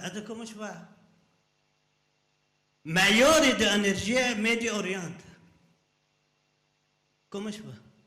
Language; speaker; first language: Portuguese; non-native, learner; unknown